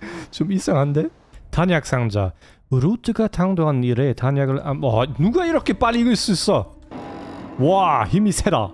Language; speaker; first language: Korean; non-native, learner; German